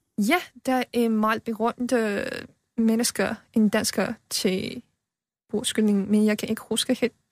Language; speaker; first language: Danish; non-native, learner; Chinese